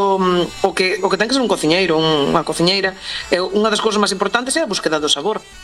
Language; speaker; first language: Galician; native; Galician